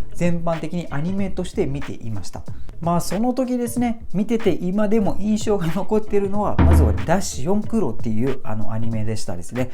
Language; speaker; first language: Japanese; non-native, fluent; Malay